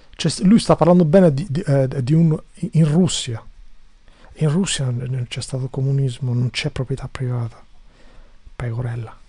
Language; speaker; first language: Italian; non-native, fluent; Albanian